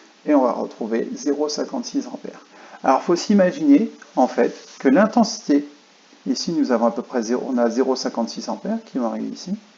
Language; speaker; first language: French; native; French